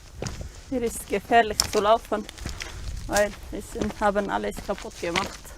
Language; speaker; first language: German; non-native, learner; Aramaic